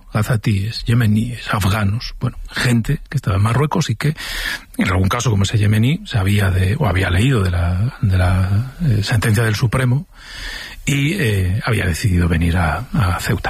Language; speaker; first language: Spanish; native; Spanish